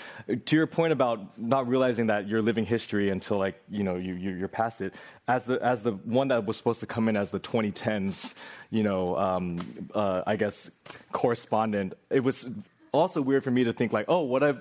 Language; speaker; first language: English; native; English